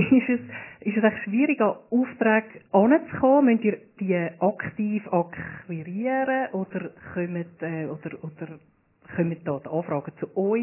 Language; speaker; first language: German; native; German